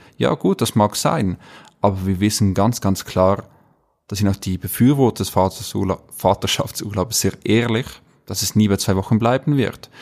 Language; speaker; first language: German; native; German